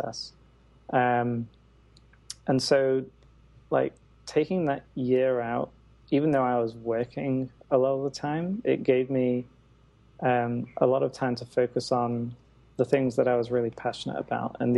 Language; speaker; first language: English; native; English